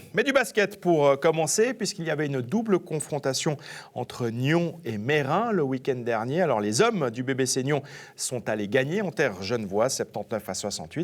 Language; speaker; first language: French; native; French